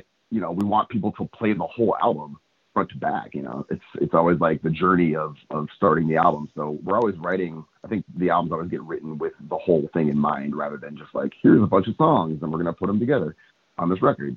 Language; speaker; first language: English; native; English